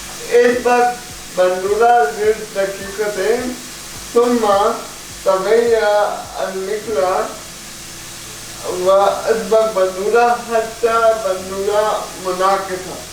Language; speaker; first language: Arabic; non-native, learner; Urdu